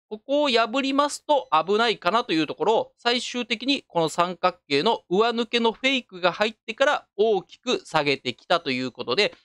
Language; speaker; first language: Japanese; native; Japanese